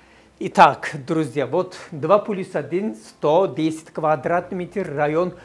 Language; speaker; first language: Russian; non-native, fluent; Turkish